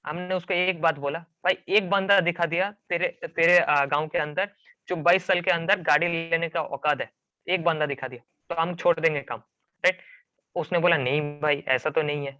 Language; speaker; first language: Hindi; non-native, local second language; Bangla